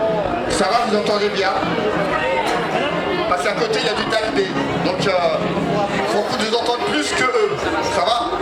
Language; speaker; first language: French; native; French